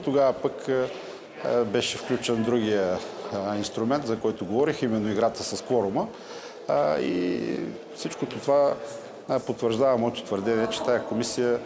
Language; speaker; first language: Bulgarian; native; Bulgarian